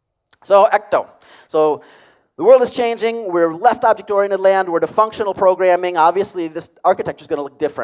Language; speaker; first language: English; native; English